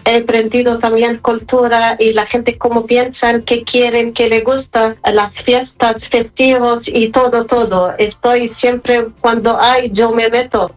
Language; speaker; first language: Spanish; non-native, fluent; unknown